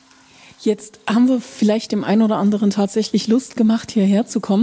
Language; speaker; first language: German; native; German